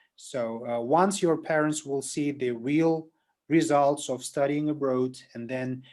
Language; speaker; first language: English; non-native, fluent; Kazakh